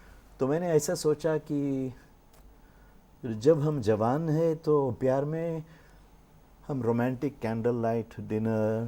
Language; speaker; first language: Hindi; non-native, local second language; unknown